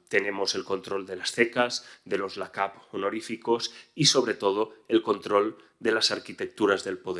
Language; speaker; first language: Spanish; native; Spanish